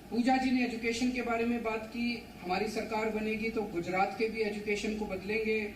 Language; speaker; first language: Hindi; native; Hindi